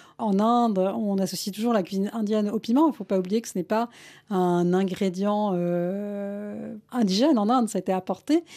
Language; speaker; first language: French; early bilingual, other home language; Malayalam